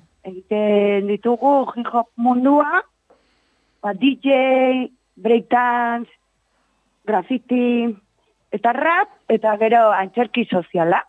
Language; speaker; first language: Basque; non-native, local second language; Spanish